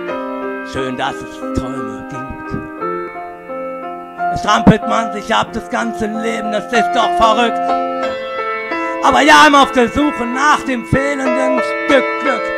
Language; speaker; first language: German; native; German